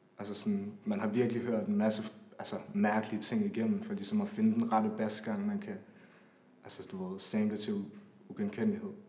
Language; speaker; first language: Danish; native; Danish